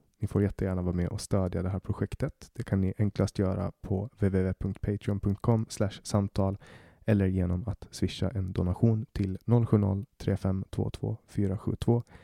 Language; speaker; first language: Swedish; native; Swedish